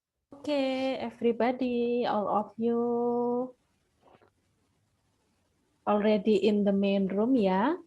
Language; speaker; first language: English; non-native, fluent; Indonesian